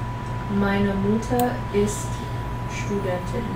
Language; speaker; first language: German; non-native, learner; English